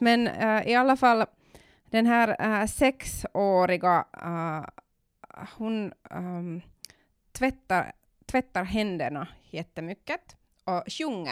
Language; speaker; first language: Swedish; non-native, local second language; Finnish